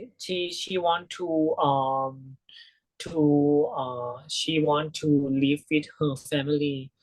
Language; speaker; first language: English; non-native, learner; Thai